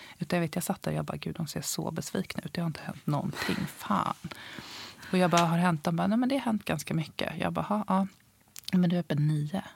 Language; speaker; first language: Swedish; native; Swedish